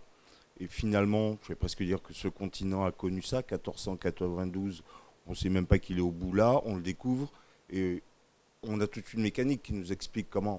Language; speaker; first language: French; native; French